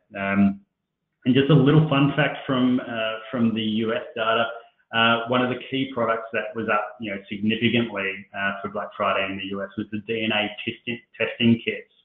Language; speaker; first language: English; native; English